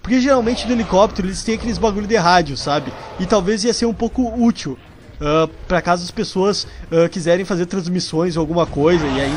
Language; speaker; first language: Portuguese; native; Portuguese